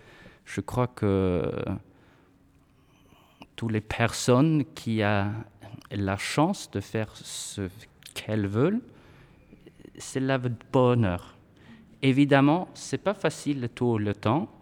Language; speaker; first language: French; non-native, fluent; Swedish